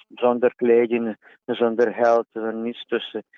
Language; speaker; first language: Dutch; non-native, learner; Ukrainian